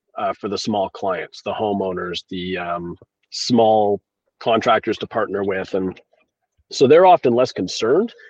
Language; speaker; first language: English; native; English